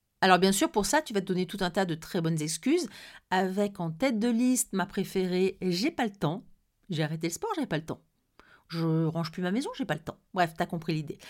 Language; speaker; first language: French; native; French